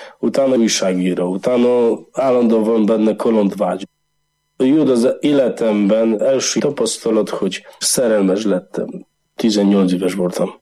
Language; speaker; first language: Hungarian; non-native, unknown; Polish